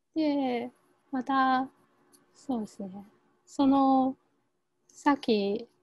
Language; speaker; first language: Japanese; non-native, fluent; Chinese